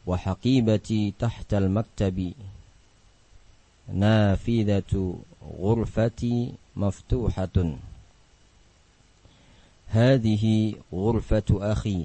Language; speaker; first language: Arabic; non-native, fluent; Indonesian